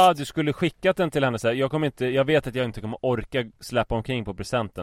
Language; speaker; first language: Swedish; native; Swedish